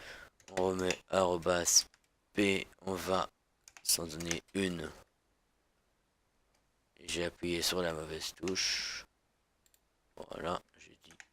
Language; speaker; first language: French; native; French